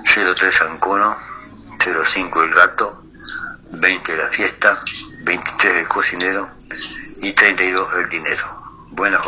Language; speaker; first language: Spanish; native; Spanish